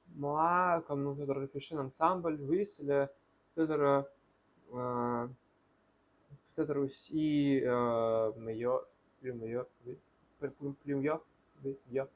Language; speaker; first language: French; non-native, learner; Russian